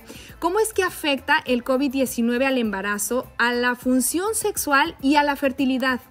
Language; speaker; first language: Spanish; native; Spanish